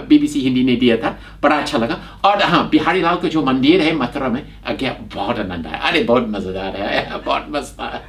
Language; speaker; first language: Hindi; non-native, fluent; English